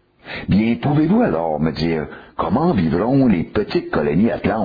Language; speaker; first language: French; native; French